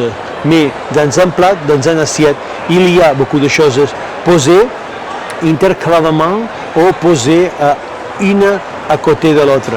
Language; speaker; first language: French; non-native, learner; Catalan